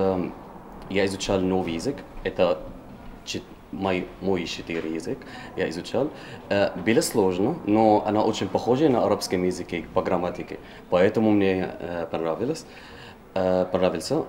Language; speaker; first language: Russian; non-native, learner; Arabic